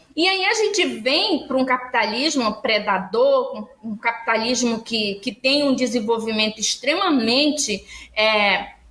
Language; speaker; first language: Portuguese; native; Portuguese